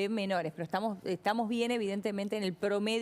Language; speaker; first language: Spanish; native; Spanish